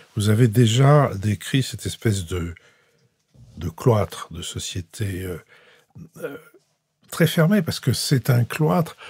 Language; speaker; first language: French; native; French